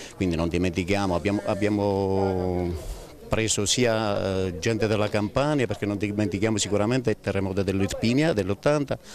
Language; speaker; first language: Italian; native; Italian